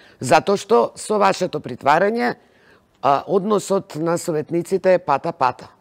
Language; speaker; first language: Macedonian; native; Macedonian